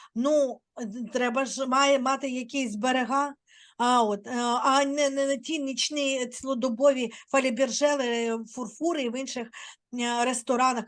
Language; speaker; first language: Ukrainian; native; Ukrainian